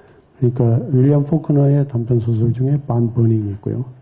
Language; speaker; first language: Korean; native; Korean